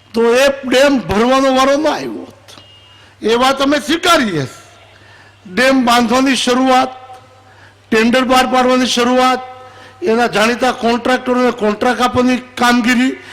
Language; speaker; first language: Gujarati; native; Gujarati